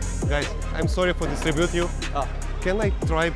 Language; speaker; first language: English; non-native, learner; Russian